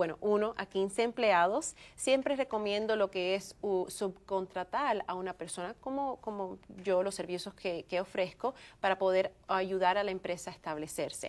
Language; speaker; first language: Spanish; early bilingual, heritage; Spanish